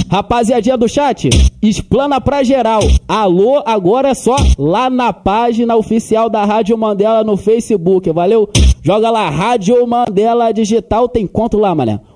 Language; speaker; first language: Portuguese; native; Portuguese